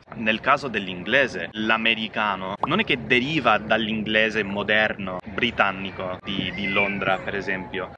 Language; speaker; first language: Italian; non-native, fluent; English